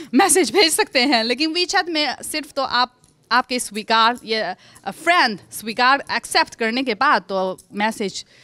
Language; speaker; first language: Hindi; non-native, fluent; Chinese